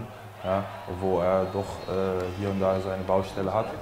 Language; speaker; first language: German; native; German